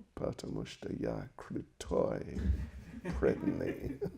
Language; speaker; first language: Russian; non-native, learner; English